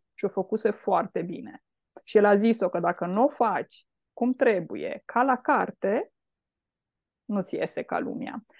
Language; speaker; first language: Romanian; native; Romanian